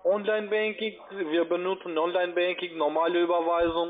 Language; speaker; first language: German; non-native, learner; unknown